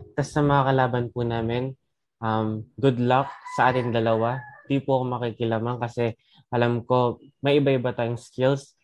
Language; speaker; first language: Filipino; non-native, local second language; Pampanga